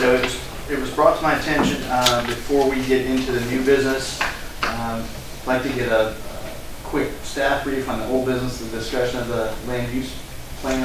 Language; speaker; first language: English; native; English